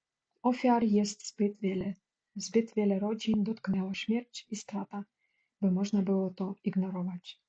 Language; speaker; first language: Polish; non-native, fluent; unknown